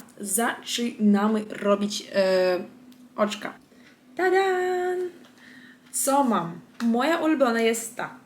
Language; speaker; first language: Polish; non-native, fluent; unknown